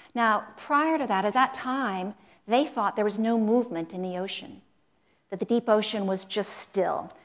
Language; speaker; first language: English; native; English